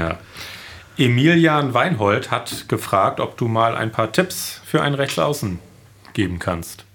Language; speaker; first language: German; native; German